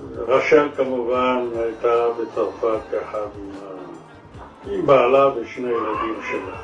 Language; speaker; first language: Hebrew; non-native, fluent; Arabic